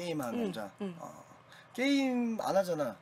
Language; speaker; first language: Korean; native; Korean